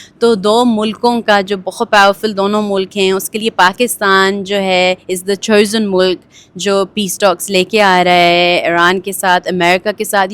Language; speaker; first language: Urdu; early bilingual, heritage; Urdu